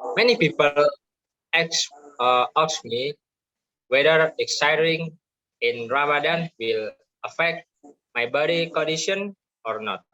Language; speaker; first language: English; non-native, learner; Indonesian